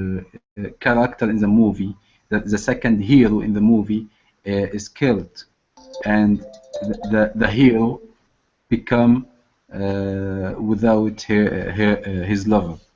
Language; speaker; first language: English; non-native, learner; Arabic